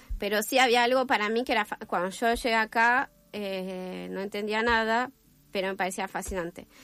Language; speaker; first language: Spanish; non-native, fluent; French